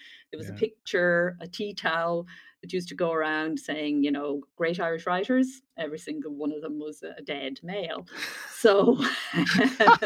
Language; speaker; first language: English; native; English